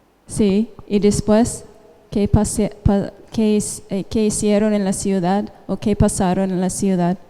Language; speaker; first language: Spanish; non-native, fluent; English